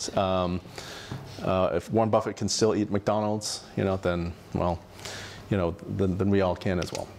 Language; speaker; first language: English; native; English